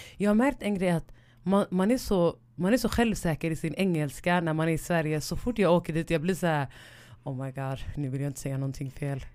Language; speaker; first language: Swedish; early bilingual, other home language; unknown